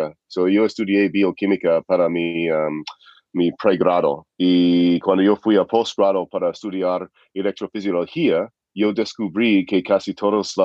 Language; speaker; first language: Spanish; non-native, fluent; English